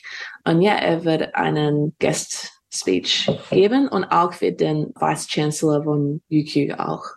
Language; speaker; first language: German; non-native, fluent; English